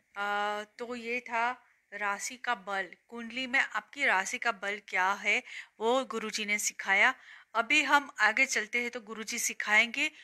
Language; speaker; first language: Hindi; non-native, local second language; Gujarati